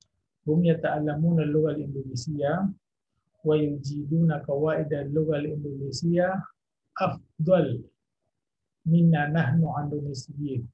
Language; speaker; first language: Arabic; non-native, fluent; Indonesian